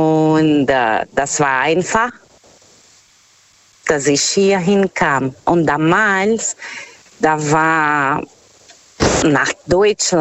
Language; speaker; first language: German; non-native, fluent; Portuguese